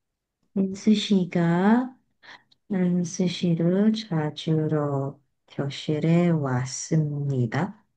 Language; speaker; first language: Korean; non-native, learner; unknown